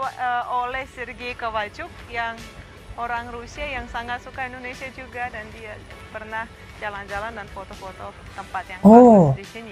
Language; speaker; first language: Indonesian; non-native, fluent; Russian